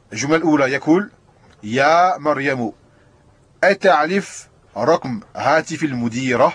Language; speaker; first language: Arabic; non-native, fluent; French